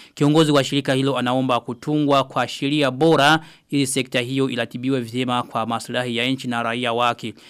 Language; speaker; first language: Swahili; non-native, local second language; Rundi